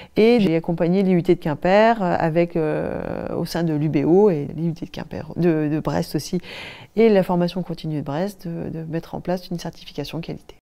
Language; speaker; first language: French; native; French